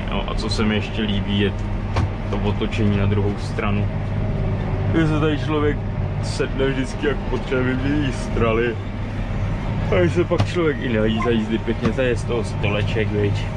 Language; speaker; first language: Czech; native; Czech